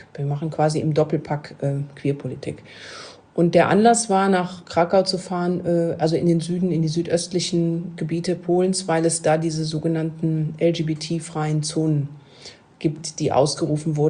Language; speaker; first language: German; native; German